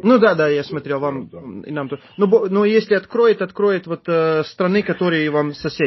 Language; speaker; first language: Russian; non-native, fluent; Latvian